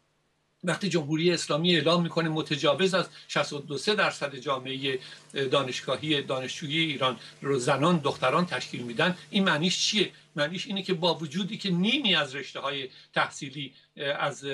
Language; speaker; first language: Persian; native; Persian